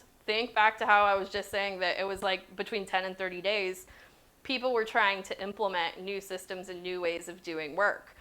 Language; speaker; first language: English; native; English